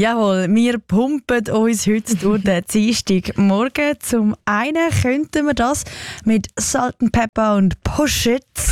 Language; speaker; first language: German; native; German